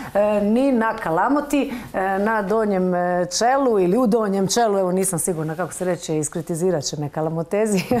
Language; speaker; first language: Croatian; native; Croatian